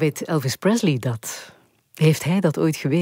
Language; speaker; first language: Dutch; native; Dutch